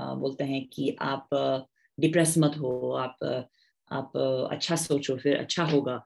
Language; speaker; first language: Hindi; non-native, fluent; English